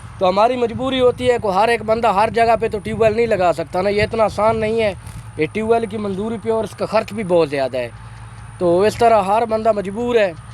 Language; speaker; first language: Urdu; non-native, local second language; Punjabi